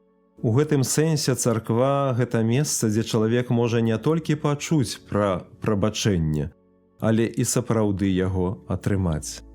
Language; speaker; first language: Belarusian; native; Belarusian